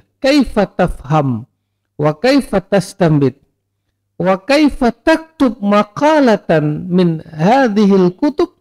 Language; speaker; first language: Arabic; non-native, fluent; Indonesian